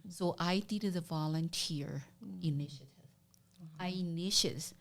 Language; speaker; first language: English; non-native, learner; Chinese